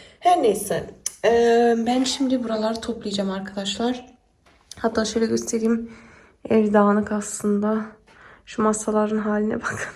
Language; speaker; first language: Turkish; early bilingual, heritage; Turkish